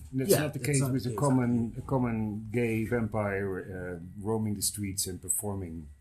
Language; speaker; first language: English; non-native, fluent; Dutch